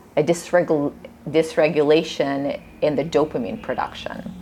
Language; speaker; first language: English; early bilingual, other home language; Russian